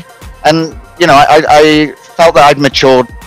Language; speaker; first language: English; native; English